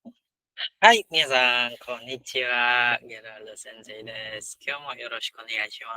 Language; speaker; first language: Japanese; non-native, fluent; Filipino